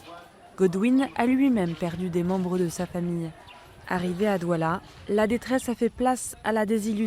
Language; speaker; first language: French; native; French